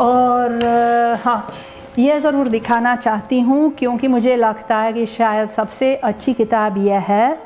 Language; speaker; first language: Hindi; non-native, fluent; Hungarian